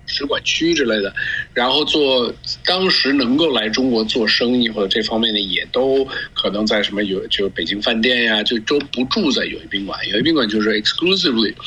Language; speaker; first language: Chinese; early bilingual, other home language; English